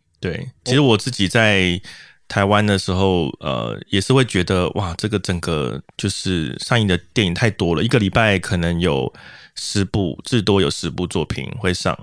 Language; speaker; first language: Chinese; native; Chinese